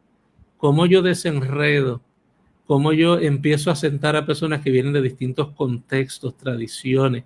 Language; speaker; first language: Spanish; native; Spanish